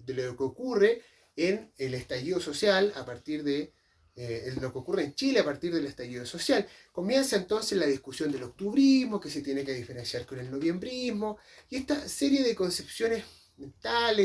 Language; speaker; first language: Spanish; native; Spanish